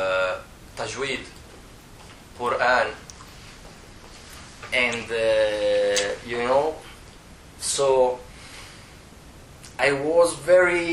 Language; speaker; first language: English; non-native, learner; Italian